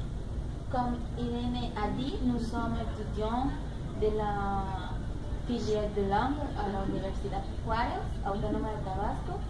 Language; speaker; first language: French; non-native, learner; Spanish